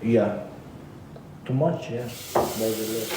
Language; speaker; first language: English; non-native, learner; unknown